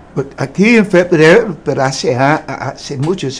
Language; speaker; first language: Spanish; non-native, learner; English